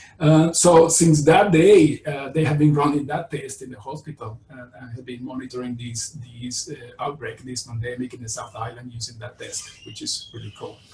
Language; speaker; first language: English; non-native, fluent; Spanish